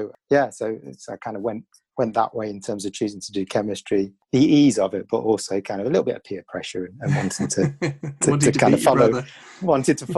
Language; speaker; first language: English; native; English